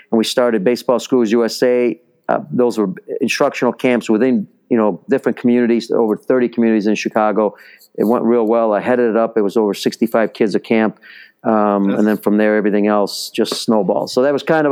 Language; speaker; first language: English; early bilingual, other home language; Italian